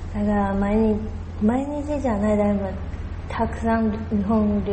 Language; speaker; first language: Japanese; non-native, learner; Chinese